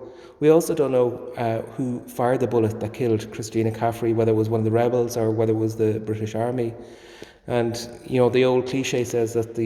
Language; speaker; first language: English; native; English